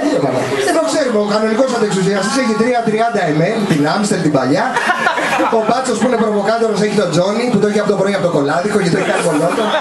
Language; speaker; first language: Greek; native; Greek